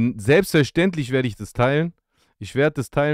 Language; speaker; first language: German; native; German